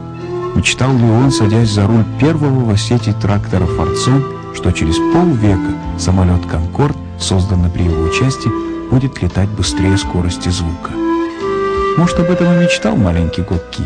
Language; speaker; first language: Russian; native; Russian